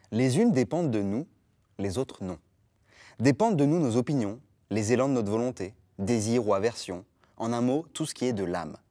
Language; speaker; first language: French; native; French